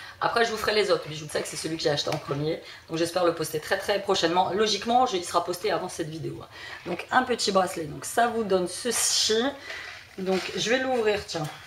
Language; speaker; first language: French; early bilingual, other home language; Portuguese